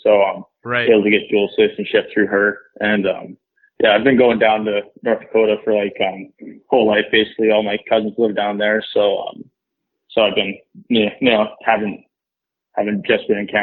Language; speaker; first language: English; native; English